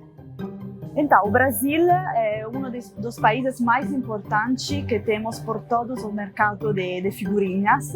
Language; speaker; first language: Portuguese; non-native, fluent; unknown